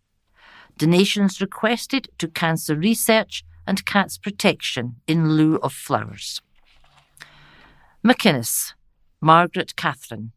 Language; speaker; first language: English; native; English